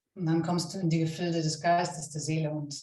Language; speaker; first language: German; native; German